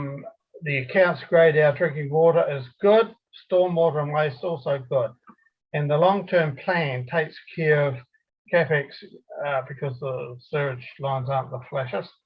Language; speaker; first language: English; native; English